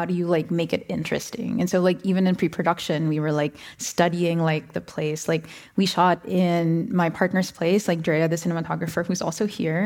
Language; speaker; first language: English; non-native, local second language; Filipino